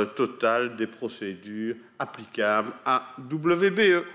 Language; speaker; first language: French; native; French